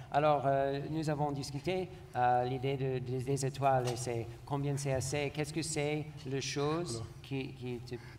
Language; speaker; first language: French; non-native, learner; English